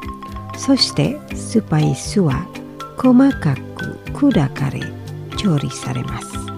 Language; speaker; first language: Japanese; non-native, fluent; Indonesian